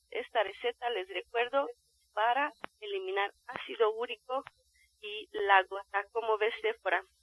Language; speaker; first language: Spanish; non-native, fluent; Romanian